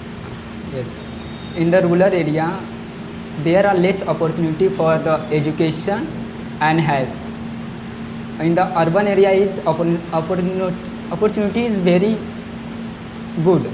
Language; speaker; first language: English; non-native, learner; Hindi